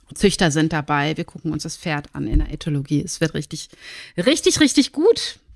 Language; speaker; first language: German; native; German